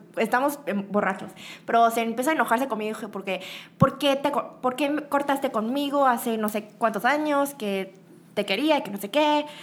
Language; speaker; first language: Spanish; early bilingual, other home language; Korean